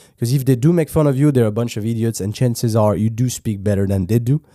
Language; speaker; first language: English; non-native, fluent; French